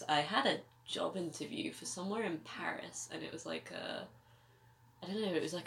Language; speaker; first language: English; native; English